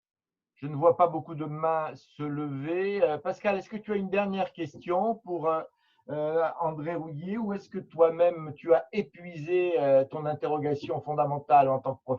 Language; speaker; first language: French; native; French